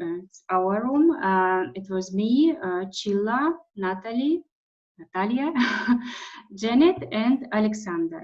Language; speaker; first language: English; non-native, fluent; Russian